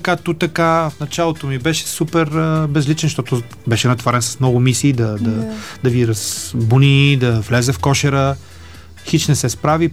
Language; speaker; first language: Bulgarian; native; Bulgarian